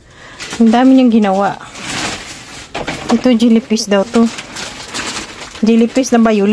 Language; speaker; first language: Filipino; native; Filipino